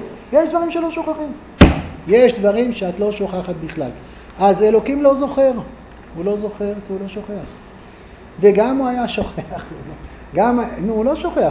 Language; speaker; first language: Hebrew; native; Hebrew